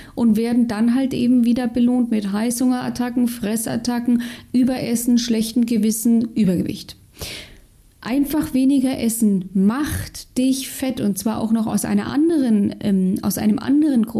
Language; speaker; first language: German; native; German